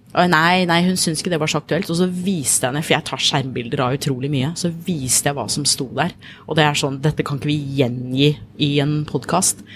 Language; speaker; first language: Norwegian; non-native, fluent; English